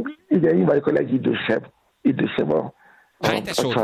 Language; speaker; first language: Hungarian; non-native, learner; Yoruba